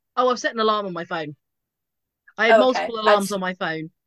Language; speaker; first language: English; native; English